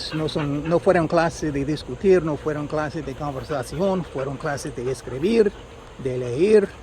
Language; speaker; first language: Spanish; non-native, learner; English